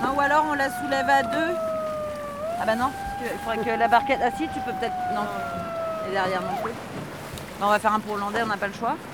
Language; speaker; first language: French; native; French